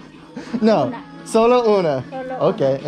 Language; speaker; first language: Spanish; non-native, learner; English